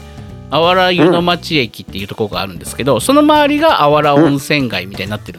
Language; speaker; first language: Japanese; native; Japanese